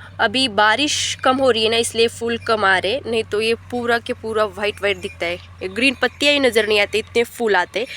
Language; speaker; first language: Hindi; non-native, local second language; Marathi